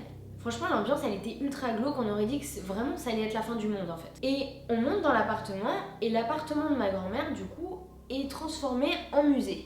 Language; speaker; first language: French; native; French